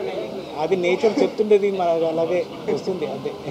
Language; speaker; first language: Telugu; non-native, fluent; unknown